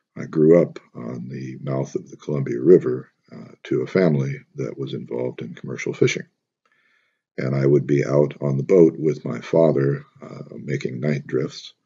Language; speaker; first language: English; native; English